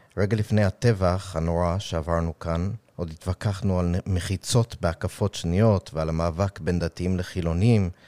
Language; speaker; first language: Hebrew; early bilingual, other home language; English